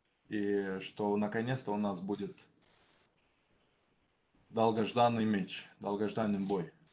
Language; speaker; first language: Russian; non-native, local second language; Romanian